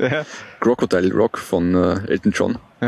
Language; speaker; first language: German; native; German